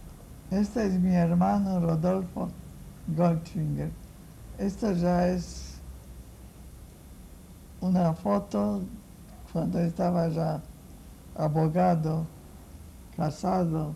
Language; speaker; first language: Spanish; non-native, fluent; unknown